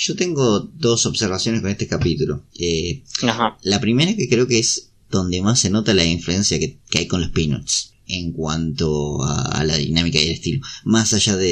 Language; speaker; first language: Spanish; native; Spanish